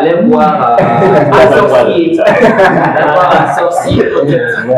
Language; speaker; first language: French; non-native, fluent; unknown